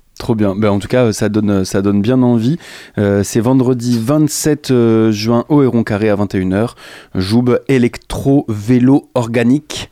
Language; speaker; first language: French; native; French